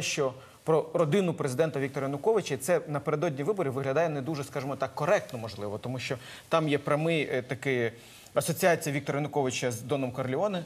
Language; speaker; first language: Ukrainian; native; Ukrainian